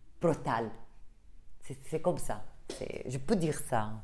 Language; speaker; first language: French; non-native, learner; Arabic